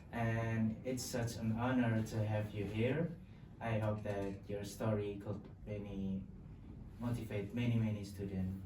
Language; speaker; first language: English; non-native, local second language; Indonesian